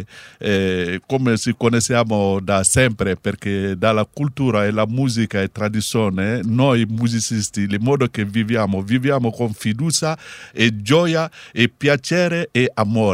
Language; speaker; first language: Italian; non-native, learner; Bambara